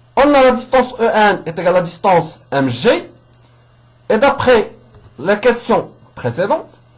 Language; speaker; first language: French; non-native, local second language; Arabic